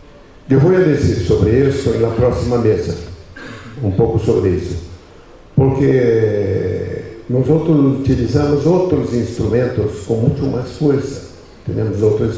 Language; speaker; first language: Spanish; non-native, fluent; Portuguese